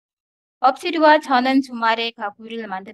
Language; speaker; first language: Korean; non-native, fluent; Indonesian